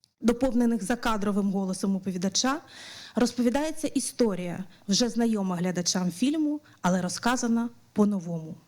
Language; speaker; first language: Ukrainian; native; Ukrainian